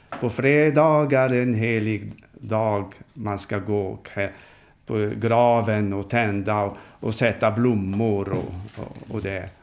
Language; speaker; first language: Swedish; non-native, fluent; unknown